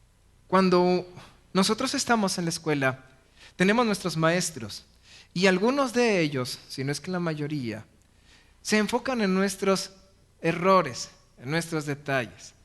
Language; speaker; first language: Spanish; native; Spanish